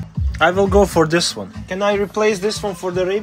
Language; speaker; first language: English; non-native, fluent; Bosnian